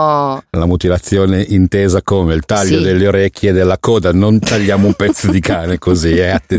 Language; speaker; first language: Italian; native; Italian